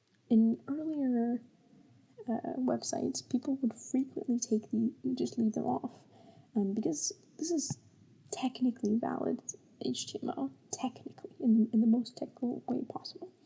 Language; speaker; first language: English; native; English